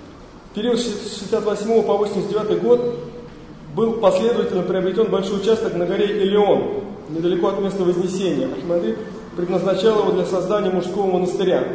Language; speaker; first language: Russian; native; Russian